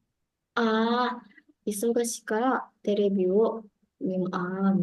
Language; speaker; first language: Japanese; non-native, learner; Indonesian